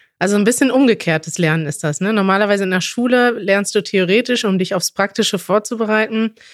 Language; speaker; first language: German; native; German